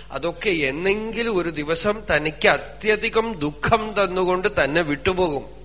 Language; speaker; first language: Malayalam; non-native, local second language; Tamil